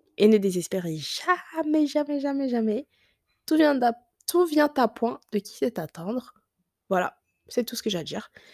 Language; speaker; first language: French; early bilingual, other home language; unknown